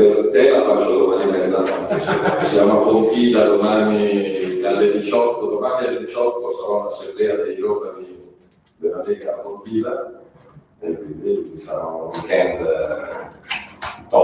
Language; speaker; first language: Italian; native; Italian